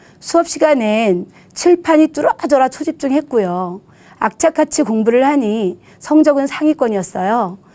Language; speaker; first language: Korean; native; Korean